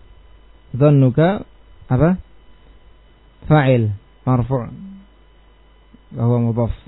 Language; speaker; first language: Arabic; non-native, fluent; Indonesian